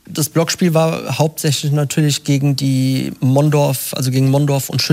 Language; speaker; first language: German; native; German